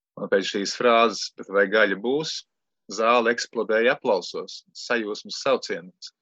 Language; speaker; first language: Latvian; native; Latvian